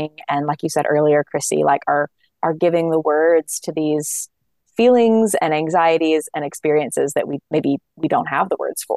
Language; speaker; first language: English; native; English